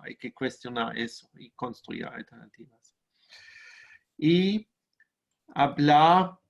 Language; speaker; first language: Spanish; non-native, fluent; German